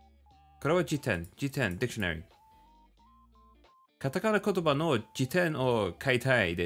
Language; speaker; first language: Japanese; non-native, learner; English